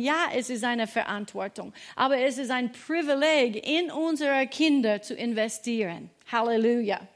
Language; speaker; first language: German; non-native, fluent; English